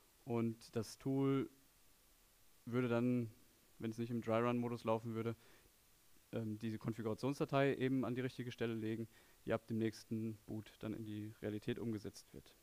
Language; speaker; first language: German; native; German